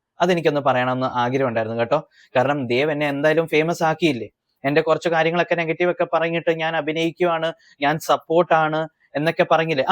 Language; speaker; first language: Malayalam; early bilingual, heritage; Malayalam